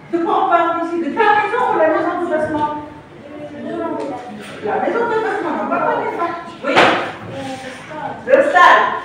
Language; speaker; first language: French; non-native, local second language; Arabic